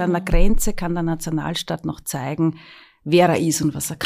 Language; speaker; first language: German; native; German